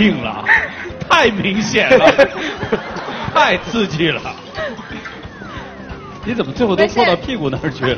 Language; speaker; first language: Chinese; native; Chinese